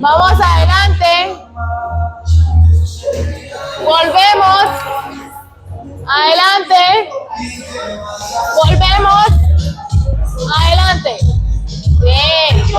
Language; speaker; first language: Spanish; native; Spanish